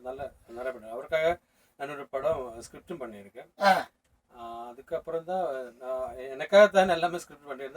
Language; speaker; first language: Tamil; non-native, learner; Malayalam